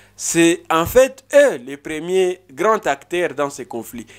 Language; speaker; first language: French; non-native, local second language; Swahili